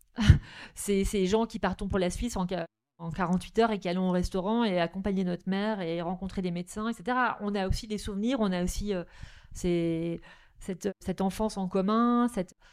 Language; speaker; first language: French; native; French